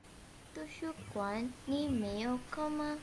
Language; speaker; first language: Chinese; non-native, learner; Indonesian